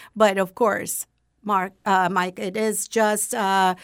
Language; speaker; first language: English; non-native, fluent; Turkish